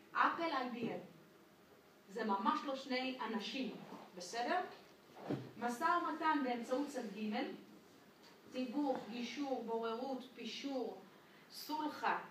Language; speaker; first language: Hebrew; non-native, fluent; French